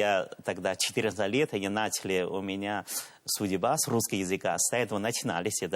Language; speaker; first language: Russian; non-native, learner; Chinese